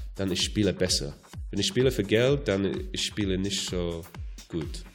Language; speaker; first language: German; non-native, learner; English